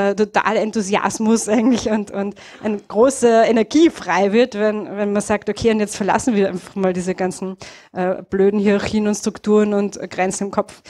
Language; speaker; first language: German; native; German